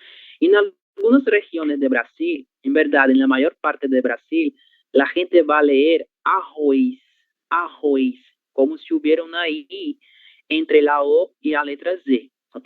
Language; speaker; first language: Spanish; non-native, learner; Portuguese